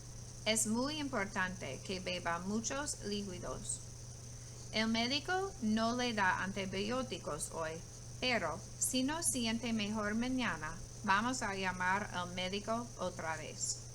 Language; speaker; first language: Spanish; non-native, fluent; English